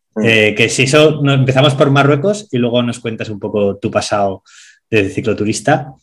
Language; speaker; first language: Spanish; native; Spanish